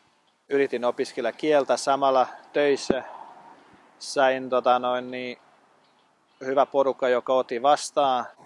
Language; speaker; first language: Finnish; non-native, fluent; Bosnian